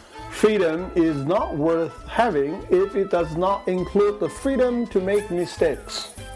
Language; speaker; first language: English; non-native, fluent; Chinese